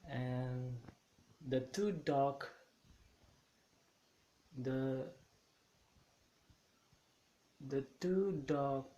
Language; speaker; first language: English; non-native, learner; Indonesian